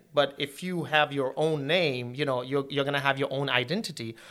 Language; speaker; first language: English; non-native, local second language; Urdu